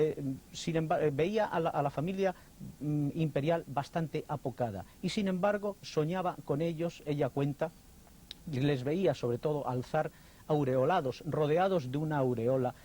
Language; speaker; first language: Spanish; native; Spanish